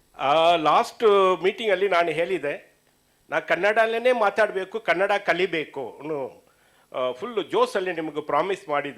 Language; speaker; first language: Kannada; non-native, learner; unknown